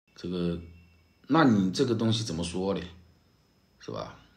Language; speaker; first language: Chinese; native; Chinese